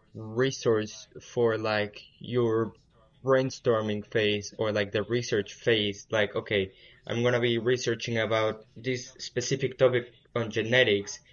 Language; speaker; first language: English; early bilingual, other home language; Spanish